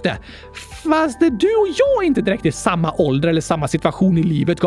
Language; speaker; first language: Swedish; native; Swedish